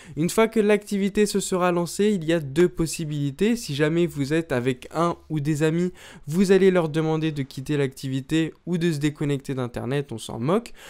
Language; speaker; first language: French; native; French